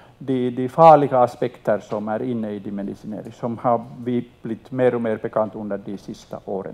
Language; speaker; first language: Swedish; non-native, local second language; Finnish